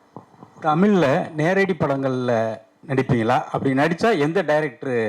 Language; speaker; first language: Tamil; native; Tamil